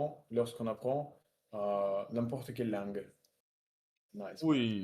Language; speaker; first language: French; non-native, learner; Russian